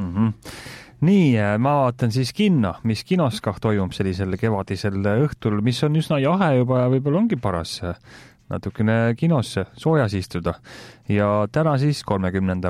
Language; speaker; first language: Estonian; native; Estonian